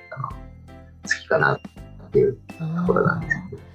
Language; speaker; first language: Japanese; native; Japanese